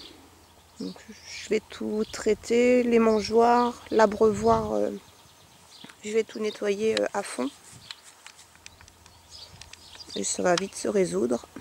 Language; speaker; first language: French; native; French